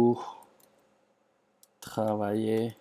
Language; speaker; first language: French; non-native, fluent; Spanish